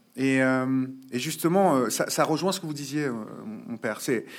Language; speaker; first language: French; native; French